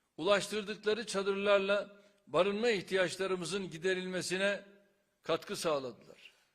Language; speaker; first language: Turkish; native; Turkish